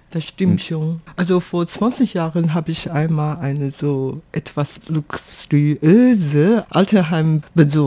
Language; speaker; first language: German; non-native, fluent; Chinese